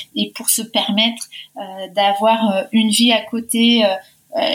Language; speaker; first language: French; early bilingual, heritage; Spanish